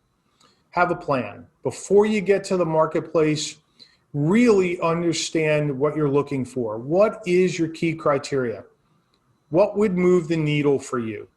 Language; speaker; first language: English; native; English